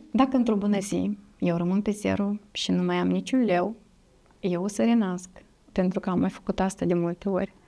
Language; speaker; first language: Romanian; native; Romanian